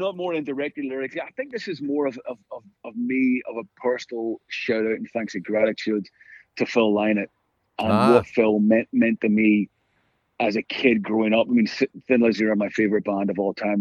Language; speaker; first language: English; native; English